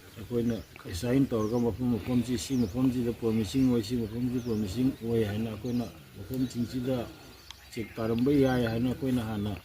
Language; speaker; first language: Manipuri; native; Manipuri